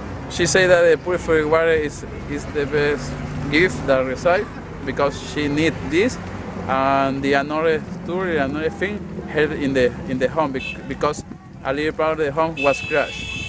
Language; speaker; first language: English; non-native, fluent; Spanish